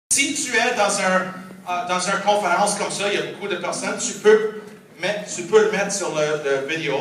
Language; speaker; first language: French; non-native, fluent; English